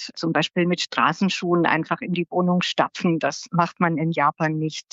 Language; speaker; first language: German; native; German